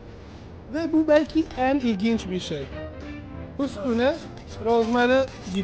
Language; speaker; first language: Turkish; non-native, learner; Italian